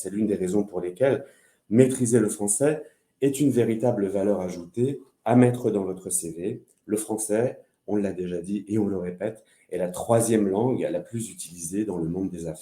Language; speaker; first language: French; native; French